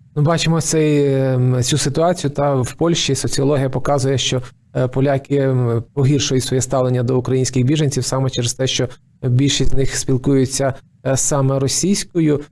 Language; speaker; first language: Ukrainian; native; Ukrainian